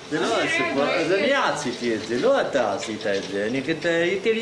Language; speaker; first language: Hebrew; non-native, fluent; Arabic